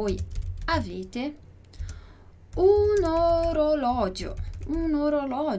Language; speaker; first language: Italian; non-native, fluent; Portuguese